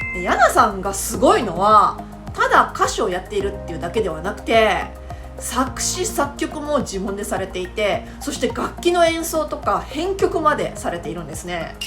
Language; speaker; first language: Japanese; native; Japanese